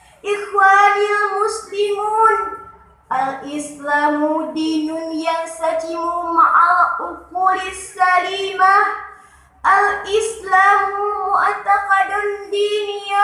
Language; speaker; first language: Arabic; non-native, learner; Achinese